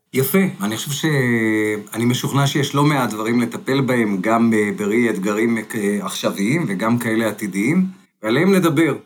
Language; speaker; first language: Hebrew; native; Hebrew